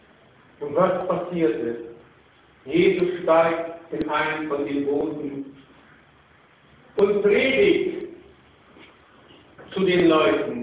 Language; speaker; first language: German; non-native, fluent; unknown